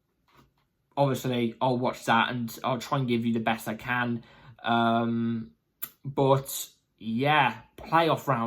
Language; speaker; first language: English; native; English